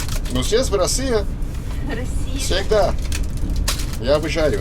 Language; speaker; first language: Russian; non-native, learner; English